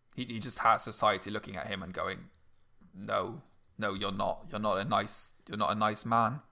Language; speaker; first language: English; non-native, fluent; Luxembourgish